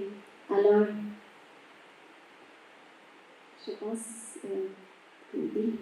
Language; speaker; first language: French; non-native, fluent; Bangla